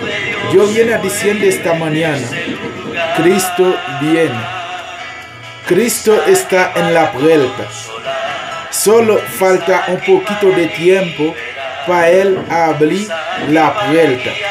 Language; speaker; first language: Spanish; non-native, learner; Haitian Creole